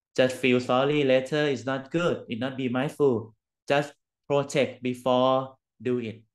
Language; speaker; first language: English; non-native, learner; Thai